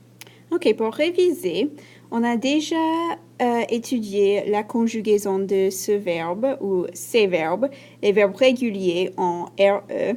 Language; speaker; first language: French; non-native, fluent; English